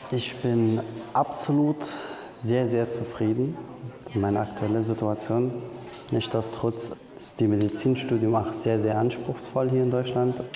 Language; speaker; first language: German; non-native, fluent; Arabic